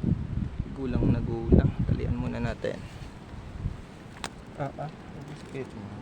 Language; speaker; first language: Filipino; native; Filipino